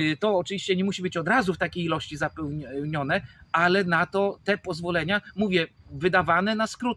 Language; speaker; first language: Polish; native; Polish